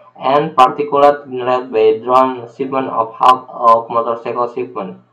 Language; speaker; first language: English; non-native, learner; Indonesian